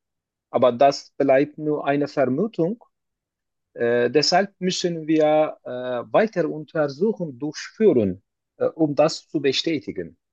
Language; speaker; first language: German; non-native, learner; Turkish